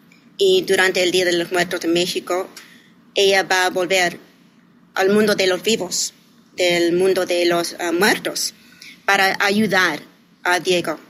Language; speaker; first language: Spanish; early bilingual, heritage; English